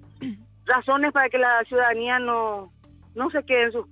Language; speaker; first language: Spanish; native; Spanish